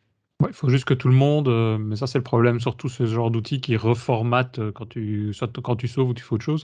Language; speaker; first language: French; native; French